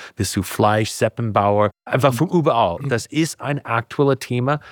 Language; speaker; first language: German; non-native, fluent; English